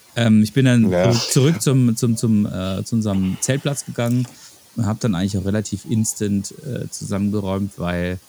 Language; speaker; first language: German; native; German